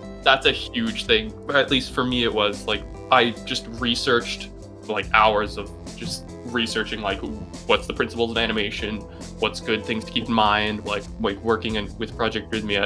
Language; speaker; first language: English; native; English